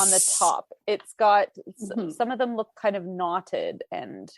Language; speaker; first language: English; native; English